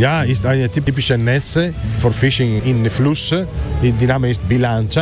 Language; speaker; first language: German; non-native, learner; Italian